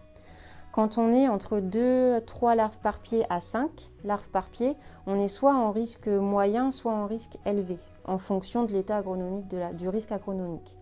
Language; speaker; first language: French; native; French